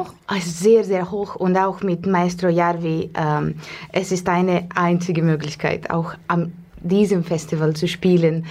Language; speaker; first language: German; non-native, learner; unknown